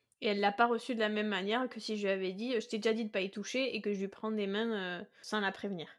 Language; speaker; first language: French; native; French